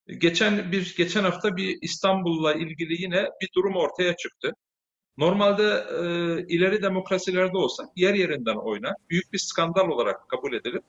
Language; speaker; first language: Turkish; early bilingual, heritage; Turkish